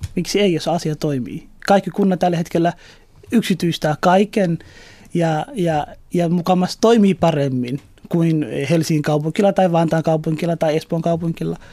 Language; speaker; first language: Finnish; early bilingual, other home language; Somali